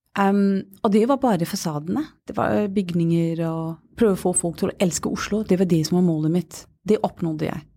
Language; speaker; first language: Norwegian; non-native, fluent; English